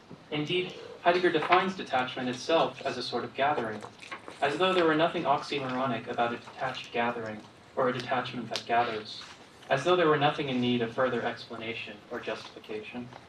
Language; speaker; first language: English; native; English